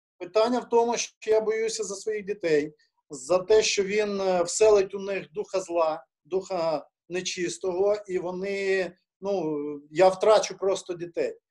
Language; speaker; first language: Ukrainian; native; Ukrainian